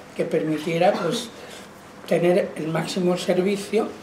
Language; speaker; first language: Spanish; non-native, local second language; Catalan